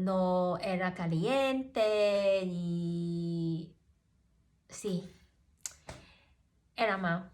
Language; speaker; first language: Spanish; non-native, learner; Cantonese